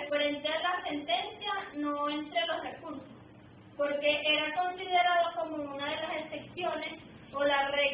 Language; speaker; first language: Spanish; native; Spanish